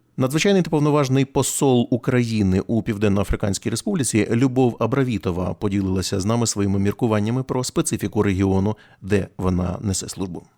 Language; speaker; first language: Ukrainian; native; Ukrainian